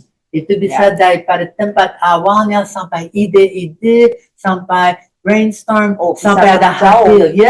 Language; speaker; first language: Indonesian; non-native, fluent; English